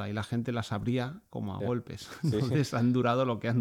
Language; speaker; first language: Spanish; native; Spanish